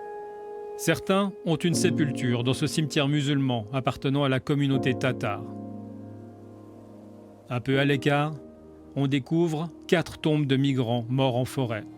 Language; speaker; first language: French; native; French